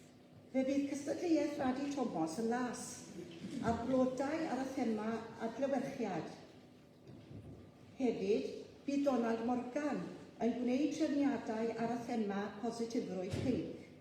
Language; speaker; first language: Welsh; native; Welsh